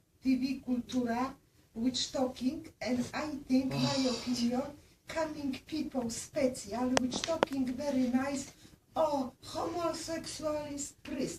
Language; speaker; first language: English; non-native, learner; Polish